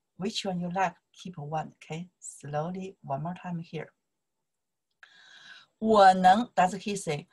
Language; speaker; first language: English; non-native, learner; Chinese